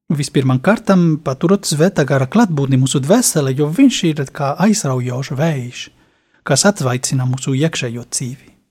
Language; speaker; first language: Latvian; non-native, fluent; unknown